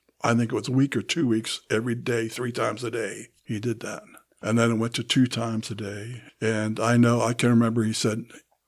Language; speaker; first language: English; native; English